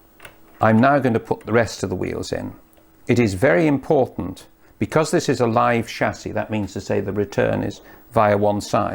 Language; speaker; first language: English; native; English